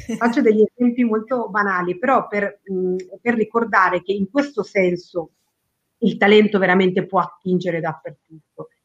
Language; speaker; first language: Italian; early bilingual, other home language; Spanish